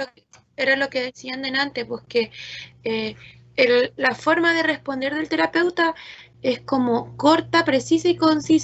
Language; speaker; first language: Spanish; native; Spanish